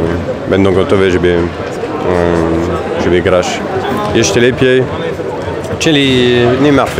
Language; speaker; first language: Polish; non-native, fluent; French